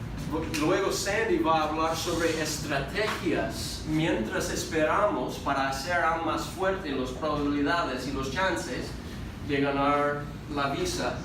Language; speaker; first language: Spanish; non-native, fluent; English